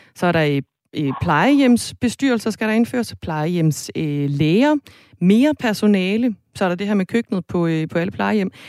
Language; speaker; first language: Danish; native; Danish